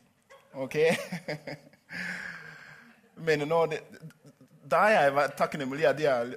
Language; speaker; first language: Norwegian; non-native, fluent; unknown